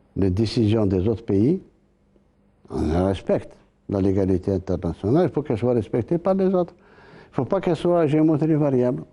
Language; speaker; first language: French; non-native, local second language; Arabic